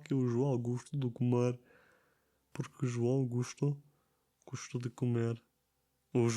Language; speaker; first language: Portuguese; non-native, learner; German